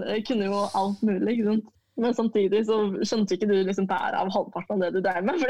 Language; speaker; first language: Norwegian; early bilingual, other home language; Chinese